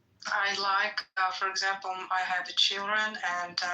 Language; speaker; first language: English; non-native, learner; Russian